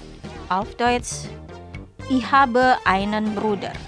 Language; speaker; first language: German; non-native, fluent; Indonesian